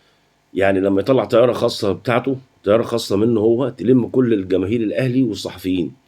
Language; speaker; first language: Arabic; native; Arabic